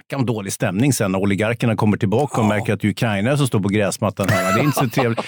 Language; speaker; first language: Swedish; native; Swedish